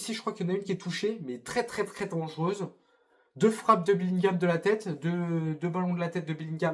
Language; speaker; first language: French; native; French